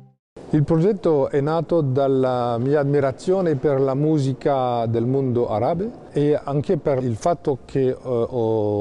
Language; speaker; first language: Italian; non-native, fluent; French